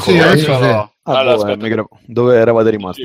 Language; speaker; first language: Italian; native; Italian